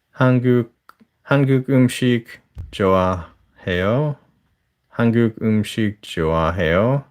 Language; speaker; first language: Korean; non-native, learner; English